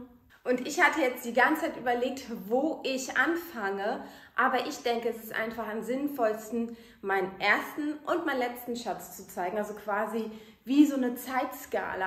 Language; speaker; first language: German; native; German